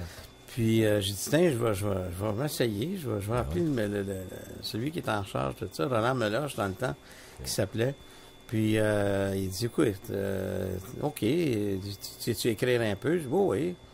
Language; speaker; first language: French; native; French